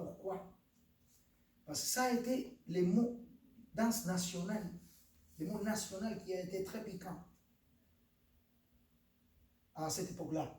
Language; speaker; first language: French; non-native, fluent; Spanish